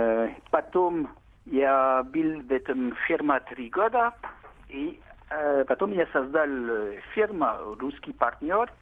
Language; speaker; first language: Russian; non-native, learner; French